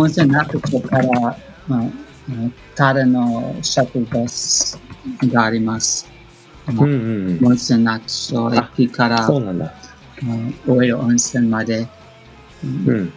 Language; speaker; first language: Japanese; non-native, learner; English